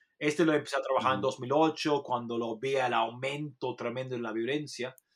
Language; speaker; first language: Spanish; non-native, fluent; English